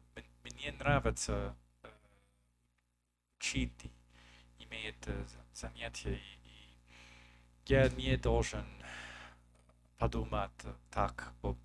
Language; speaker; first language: Russian; non-native, learner; English